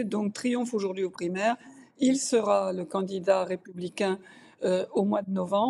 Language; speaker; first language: French; native; French